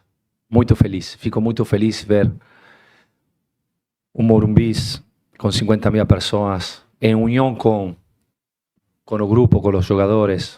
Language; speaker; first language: Portuguese; non-native, learner; Spanish